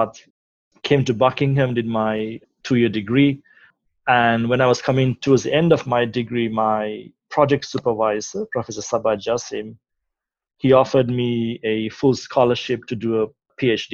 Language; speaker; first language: English; non-native, local second language; Sinhala